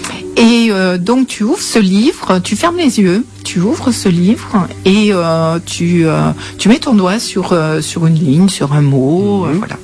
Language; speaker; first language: French; native; French